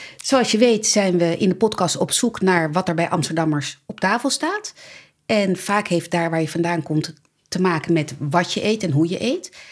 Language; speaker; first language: Dutch; native; Dutch